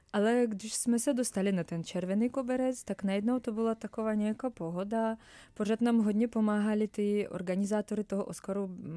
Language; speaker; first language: Czech; non-native, fluent; Russian